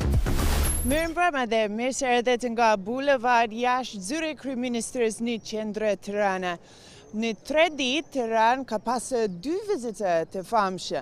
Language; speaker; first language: Albanian; non-native, learner; English